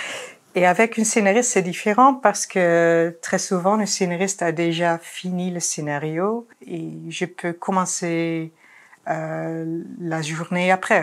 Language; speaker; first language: French; non-native, fluent; Dutch